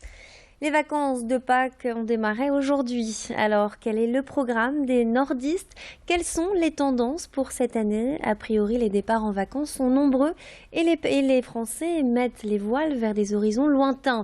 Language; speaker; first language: French; native; French